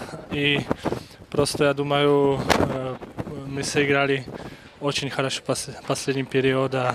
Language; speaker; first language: Russian; non-native, local second language; Latvian